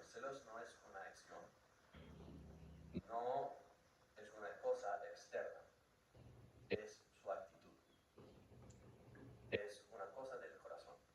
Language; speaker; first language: Spanish; non-native, fluent; English